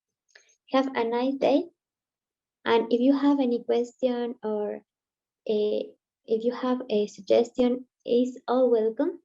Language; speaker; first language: English; non-native, learner; Spanish